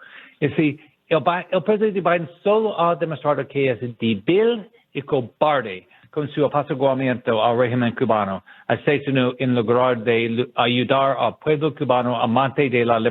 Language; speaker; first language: Spanish; non-native, learner; English